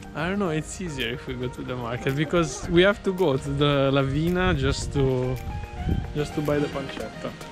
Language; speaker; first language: English; non-native, fluent; Italian